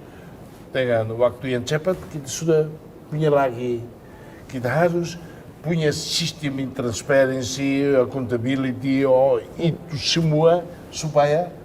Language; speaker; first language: Indonesian; non-native, fluent; Tetum